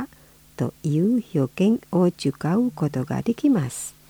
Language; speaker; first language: Japanese; non-native, fluent; Indonesian